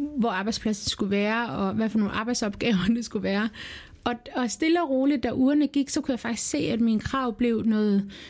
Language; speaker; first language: Danish; early bilingual, other home language; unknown